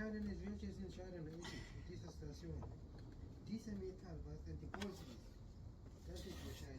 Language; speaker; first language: German; non-native, learner; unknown